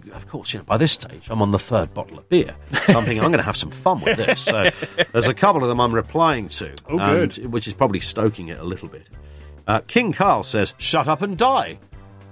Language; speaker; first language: English; native; English